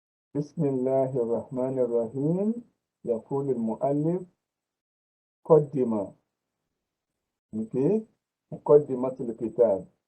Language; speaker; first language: Arabic; non-native, fluent; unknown